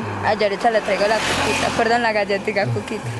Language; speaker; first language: Spanish; native; Spanish